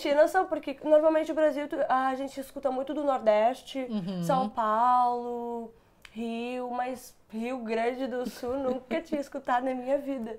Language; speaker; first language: Portuguese; non-native, local second language; Kabuverdianu